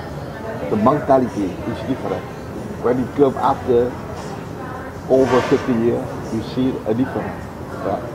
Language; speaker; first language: English; non-native, learner; Vietnamese